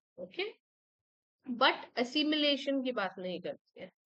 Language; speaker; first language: Hindi; native; Hindi